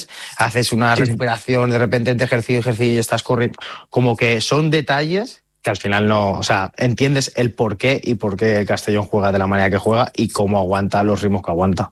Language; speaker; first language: Spanish; native; Spanish